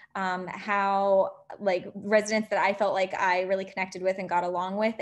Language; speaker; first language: English; native; English